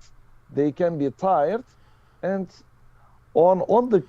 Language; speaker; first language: English; non-native, learner; Turkish